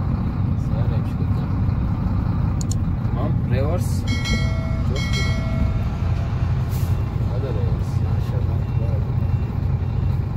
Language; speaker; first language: Arabic; non-native, learner; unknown